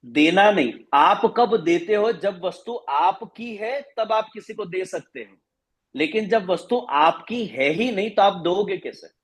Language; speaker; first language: Hindi; non-native, local second language; Gujarati